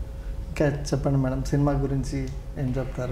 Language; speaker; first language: Telugu; native; Telugu